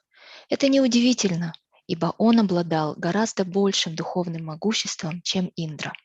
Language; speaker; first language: Russian; native; Russian